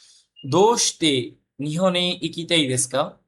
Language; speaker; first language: Japanese; non-native, fluent; Bangla